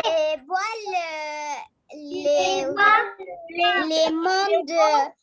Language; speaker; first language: French; non-native, learner; Arabic